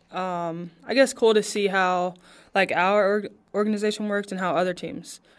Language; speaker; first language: English; native; English